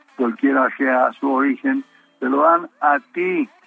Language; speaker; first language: Spanish; native; Spanish